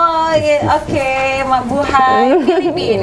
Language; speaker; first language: Indonesian; native; Indonesian